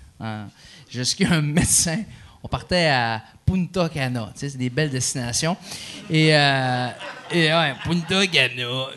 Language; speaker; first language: French; early bilingual, other home language; Arabic